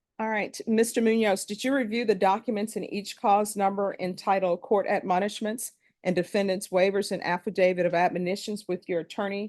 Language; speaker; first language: English; native; English